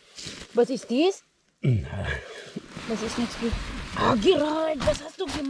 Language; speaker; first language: German; non-native, learner; Filipino